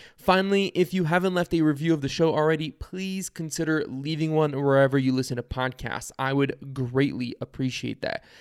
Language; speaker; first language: English; early bilingual, other home language; Bulgarian